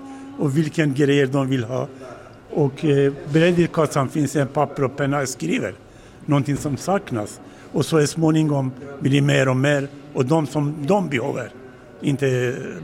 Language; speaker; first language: Swedish; non-native, learner; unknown